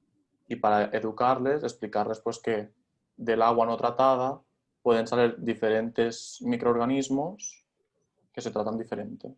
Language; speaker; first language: Spanish; native; Spanish